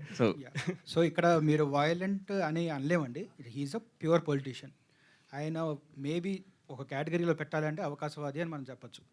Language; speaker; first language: Telugu; native; Telugu